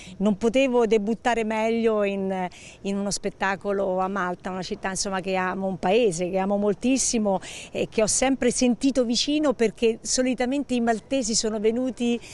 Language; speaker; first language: Italian; native; Italian